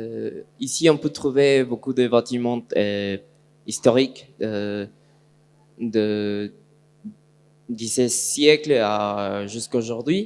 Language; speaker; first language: French; non-native, learner; Spanish